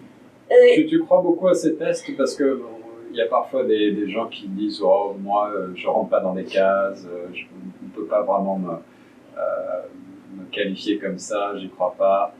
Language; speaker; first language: French; native; French